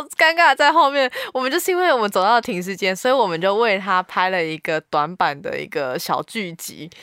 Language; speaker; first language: Chinese; native; Chinese